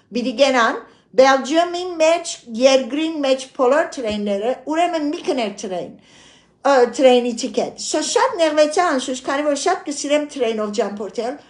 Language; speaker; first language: Armenian; early bilingual, heritage; Armenian